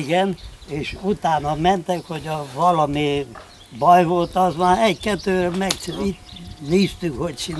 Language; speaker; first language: Hungarian; non-native, local second language; Romanian